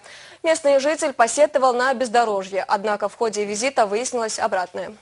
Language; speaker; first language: Russian; native; Russian